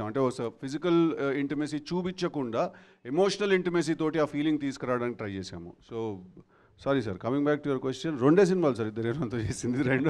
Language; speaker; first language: Telugu; native; Telugu